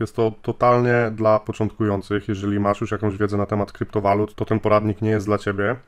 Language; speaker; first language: Polish; native; Polish